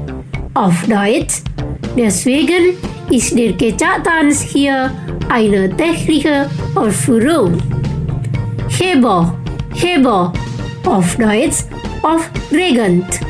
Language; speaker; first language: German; non-native, fluent; Indonesian